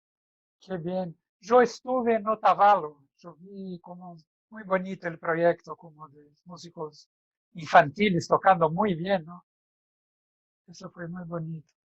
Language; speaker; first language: Spanish; non-native, fluent; Portuguese